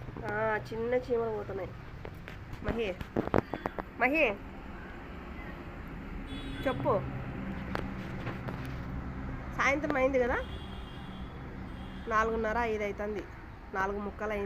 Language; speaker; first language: Telugu; native; Telugu